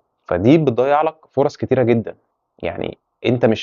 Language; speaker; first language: Arabic; native; Arabic